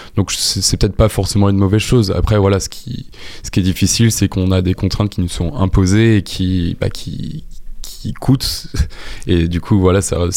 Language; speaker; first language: French; native; French